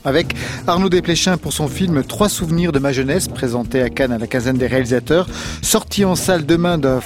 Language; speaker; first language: French; native; French